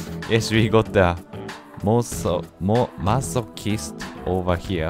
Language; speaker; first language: English; non-native, learner; Japanese